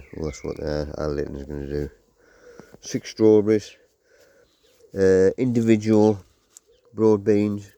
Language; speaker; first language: English; native; English